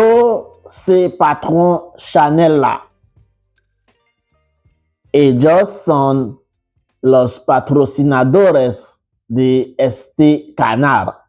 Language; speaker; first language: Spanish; non-native, fluent; Haitian Creole